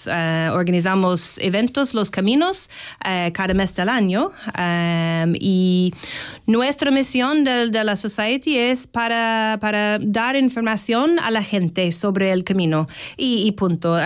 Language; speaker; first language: Spanish; non-native, learner; English